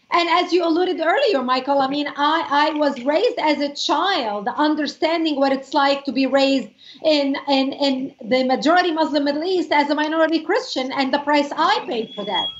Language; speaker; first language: English; non-native, fluent; Arabic